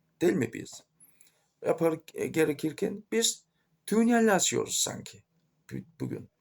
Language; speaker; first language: Turkish; non-native, fluent; Korean